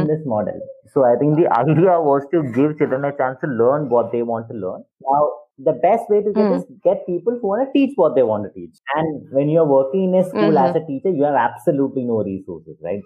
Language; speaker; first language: English; non-native, local second language; Malayalam